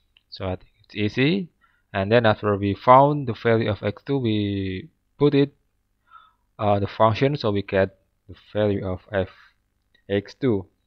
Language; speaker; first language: English; non-native, fluent; Indonesian